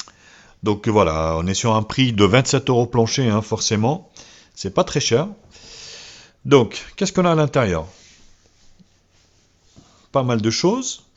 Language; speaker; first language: French; native; French